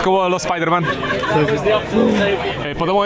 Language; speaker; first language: Spanish; non-native, learner; Polish